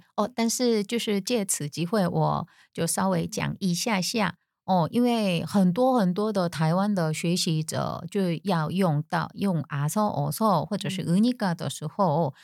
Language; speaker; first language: Chinese; non-native, fluent; Korean